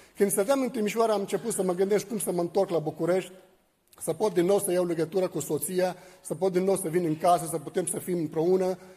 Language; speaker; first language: Romanian; non-native, fluent; Arabic